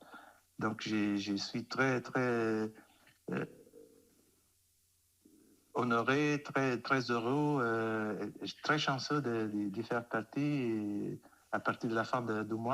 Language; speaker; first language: French; non-native, fluent; Italian